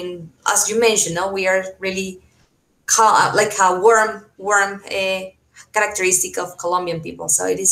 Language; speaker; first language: English; non-native, fluent; Spanish